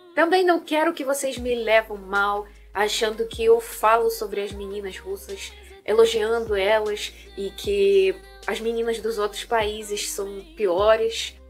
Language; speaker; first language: Portuguese; non-native, fluent; Russian